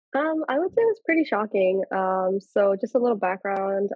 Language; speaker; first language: English; early bilingual, other home language; Telugu